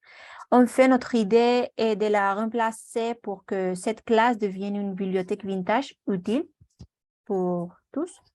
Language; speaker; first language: French; non-native, learner; Spanish